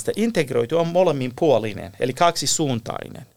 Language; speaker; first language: Finnish; non-native, fluent; Persian